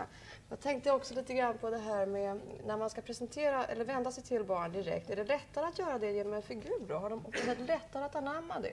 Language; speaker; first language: Swedish; native; Swedish